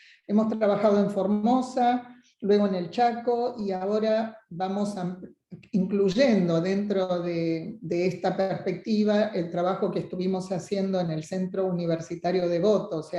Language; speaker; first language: Spanish; native; Spanish